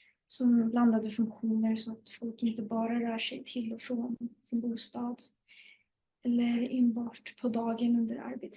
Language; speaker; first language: Swedish; native; Swedish